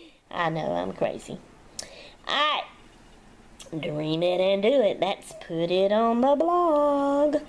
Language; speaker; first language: English; native; English